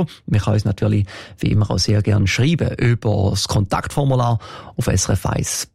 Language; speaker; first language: German; native; German